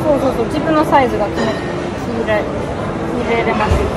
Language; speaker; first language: Japanese; non-native, fluent; German